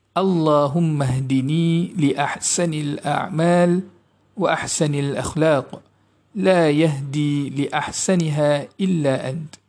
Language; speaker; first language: English; non-native, local second language; Malay